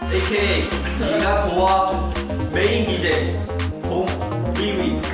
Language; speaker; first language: Korean; non-native, fluent; Chinese